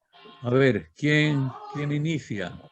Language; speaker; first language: Spanish; native; Spanish